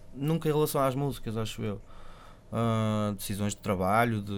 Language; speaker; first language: Portuguese; native; Portuguese